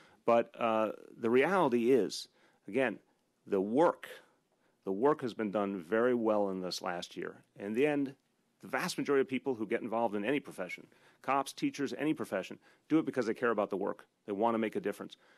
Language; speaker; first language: English; native; English